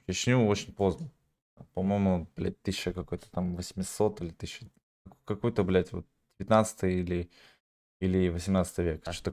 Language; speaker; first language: Russian; native; Russian